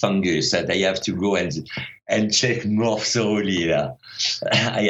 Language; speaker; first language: English; non-native, fluent; French